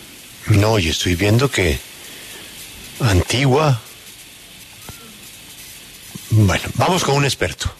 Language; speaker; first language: Spanish; native; Spanish